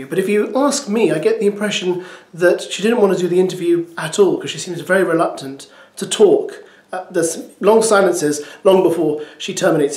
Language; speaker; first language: English; native; English